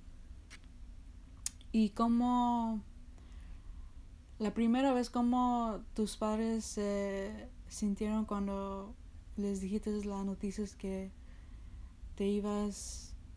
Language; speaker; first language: Spanish; early bilingual, heritage; Spanish